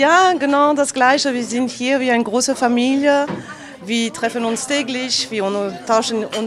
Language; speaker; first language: German; non-native, fluent; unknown